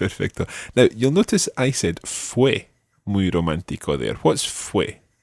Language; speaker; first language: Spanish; non-native, fluent; English